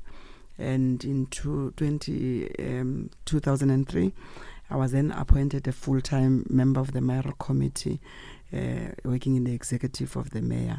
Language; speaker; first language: English; non-native, local second language; Tswana